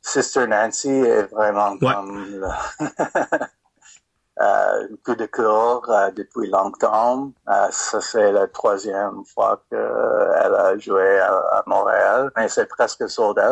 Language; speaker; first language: French; non-native, fluent; English